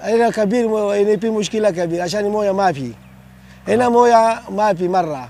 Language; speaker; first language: Arabic; non-native, learner; Pashto